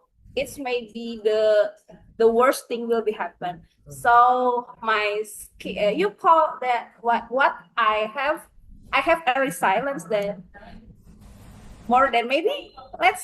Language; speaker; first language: English; non-native, fluent; Indonesian